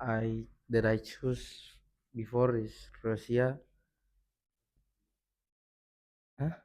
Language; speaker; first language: English; non-native, learner; Indonesian